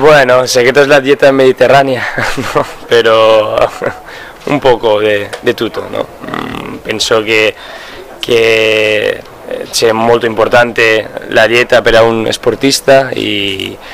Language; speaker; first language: Italian; non-native, learner; Spanish